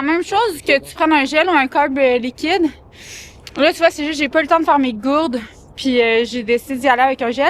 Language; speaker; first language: French; native; French